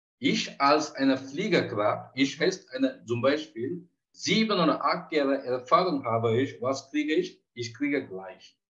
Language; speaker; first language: German; non-native, learner; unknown